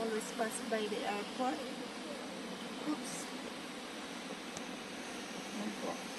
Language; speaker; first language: English; non-native, local second language; Filipino